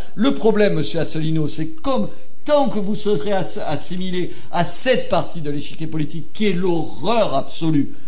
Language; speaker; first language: French; native; French